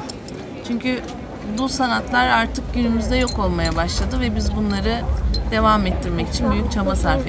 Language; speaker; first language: Turkish; native; Turkish